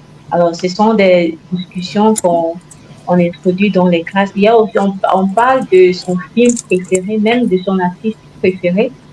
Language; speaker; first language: French; non-native, fluent; Igbo